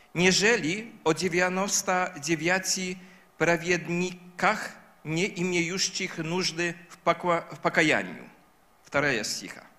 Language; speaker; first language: Russian; non-native, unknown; Polish